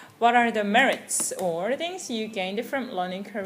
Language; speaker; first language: English; non-native, fluent; Korean